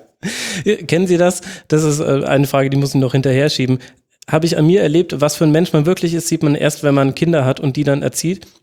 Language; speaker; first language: German; native; German